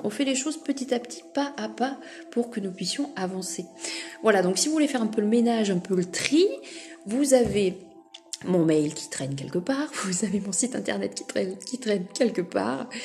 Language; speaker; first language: French; native; French